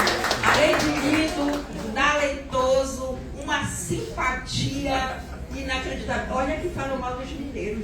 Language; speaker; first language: Portuguese; native; Portuguese